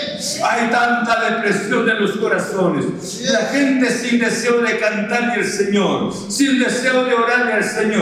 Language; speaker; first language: Spanish; native; Spanish